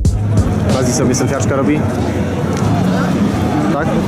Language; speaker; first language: Polish; native; Polish